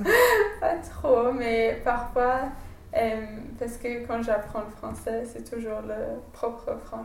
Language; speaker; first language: French; non-native, fluent; English